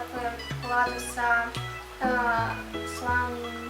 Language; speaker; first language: Bosnian; native; Bosnian